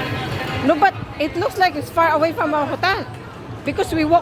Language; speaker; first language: English; non-native, local second language; Filipino